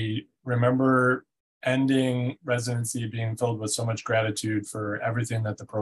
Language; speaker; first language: English; native; English